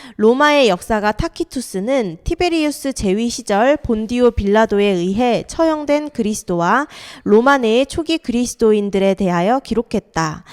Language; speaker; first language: Korean; native; Korean